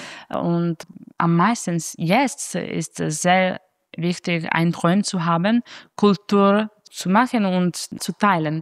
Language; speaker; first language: German; non-native, fluent; Italian